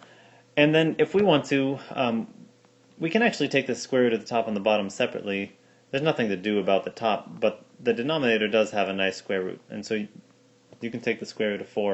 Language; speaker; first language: English; native; English